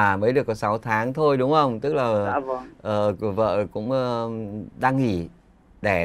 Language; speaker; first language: Vietnamese; native; Vietnamese